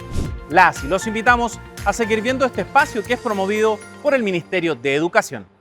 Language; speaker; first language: Spanish; native; Spanish